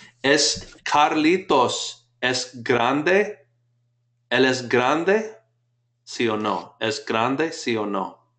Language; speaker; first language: Spanish; non-native, fluent; English